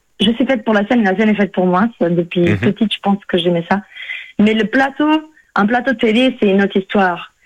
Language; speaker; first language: French; non-native, fluent; Portuguese